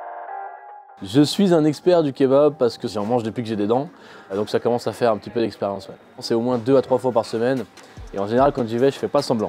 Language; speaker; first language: French; native; French